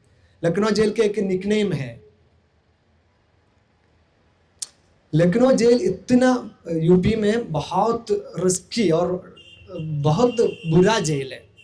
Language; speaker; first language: Hindi; non-native, local second language; Malayalam